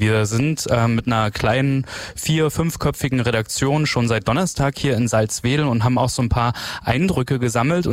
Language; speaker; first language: German; native; German